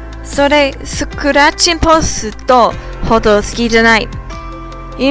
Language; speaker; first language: Japanese; non-native, learner; English